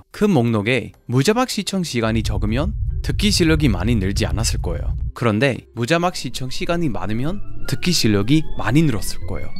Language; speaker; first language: Korean; non-native, fluent; English